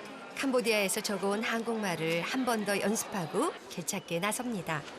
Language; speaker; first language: Korean; native; Korean